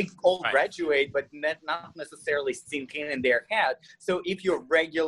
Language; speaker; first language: English; non-native, fluent; Russian